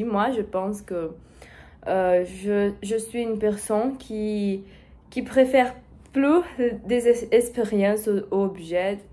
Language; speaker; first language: French; non-native, learner; Portuguese